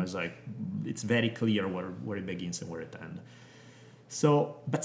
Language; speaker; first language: English; non-native, fluent; Italian